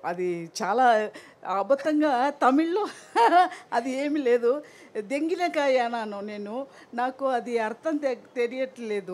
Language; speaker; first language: Telugu; non-native, fluent; Tamil